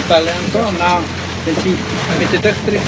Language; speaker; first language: French; non-native, learner; Vietnamese